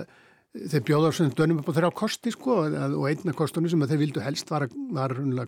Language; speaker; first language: Icelandic; native; Icelandic